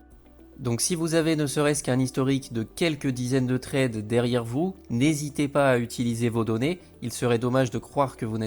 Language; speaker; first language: French; native; French